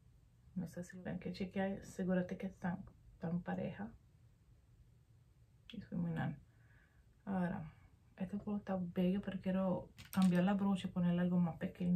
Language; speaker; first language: Spanish; early bilingual, heritage; Spanish